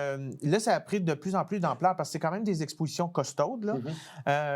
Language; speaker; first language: French; native; French